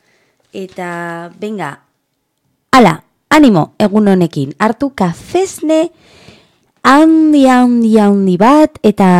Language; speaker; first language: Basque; non-native, learner; Spanish